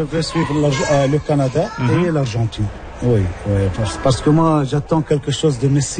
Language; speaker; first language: French; non-native, local second language; Arabic